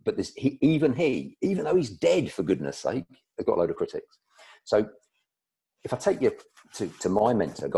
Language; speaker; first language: English; native; English